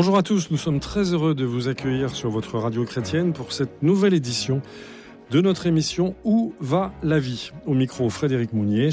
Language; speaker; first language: French; native; French